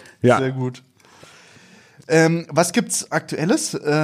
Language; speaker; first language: German; native; German